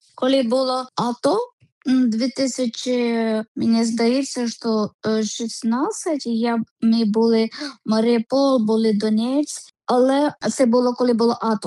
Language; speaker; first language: Ukrainian; non-native, learner; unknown